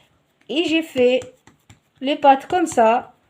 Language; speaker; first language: French; non-native, local second language; Arabic